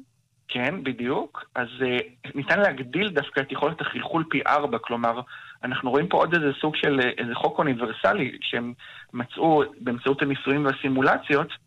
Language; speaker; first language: Hebrew; native; Hebrew